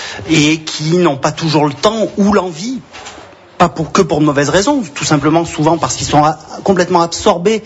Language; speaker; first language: French; native; French